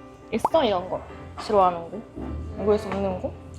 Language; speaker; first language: Korean; non-native, learner; Japanese